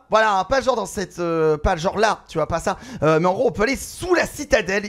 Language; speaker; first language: French; native; French